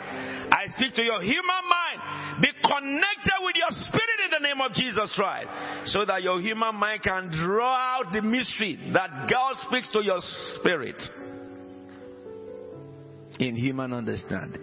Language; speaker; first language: English; non-native, local second language; Akan